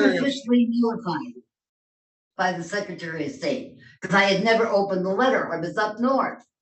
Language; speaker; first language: English; native; English